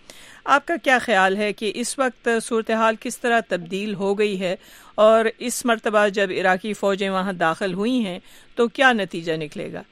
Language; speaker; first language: Urdu; native; Urdu